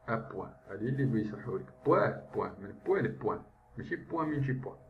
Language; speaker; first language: French; non-native, local second language; Arabic